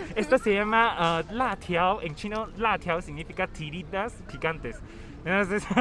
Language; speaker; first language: Spanish; non-native, fluent; Chinese